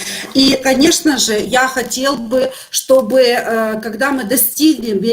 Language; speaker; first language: Russian; native; Russian